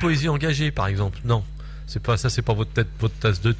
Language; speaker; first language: French; native; French